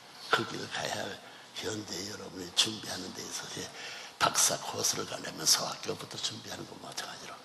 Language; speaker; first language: Korean; native; Korean